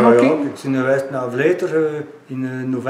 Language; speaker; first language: Dutch; non-native, local second language; French